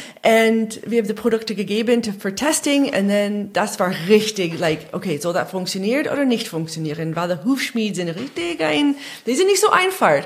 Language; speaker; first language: German; non-native, fluent; English